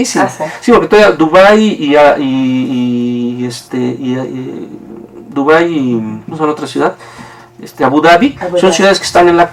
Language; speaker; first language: Spanish; native; Spanish